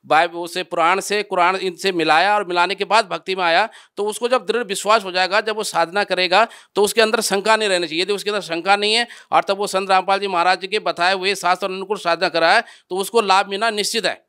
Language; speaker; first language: Hindi; native; Hindi